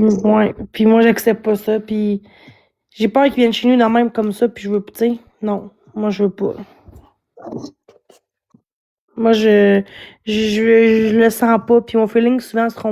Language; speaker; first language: French; native; French